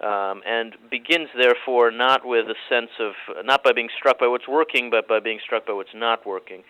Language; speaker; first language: English; native; English